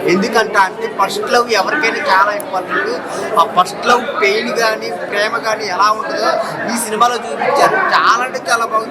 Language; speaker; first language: Telugu; native; Telugu